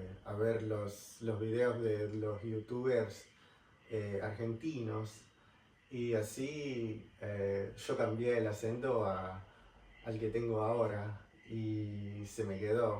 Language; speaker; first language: Spanish; non-native, fluent; English